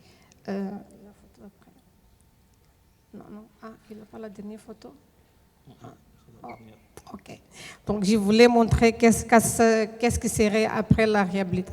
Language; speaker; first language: French; non-native, fluent; Portuguese